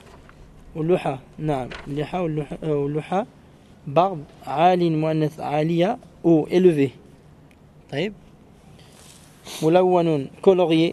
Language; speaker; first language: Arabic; non-native, fluent; French